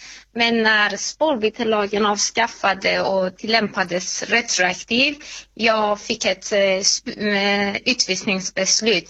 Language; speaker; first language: Swedish; non-native, fluent; Persian